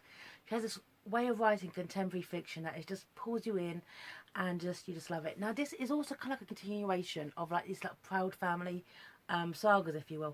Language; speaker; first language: English; native; English